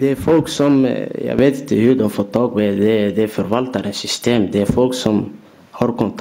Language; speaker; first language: Swedish; early bilingual, other home language; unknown